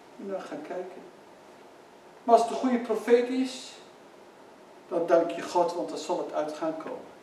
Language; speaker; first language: Dutch; native; Dutch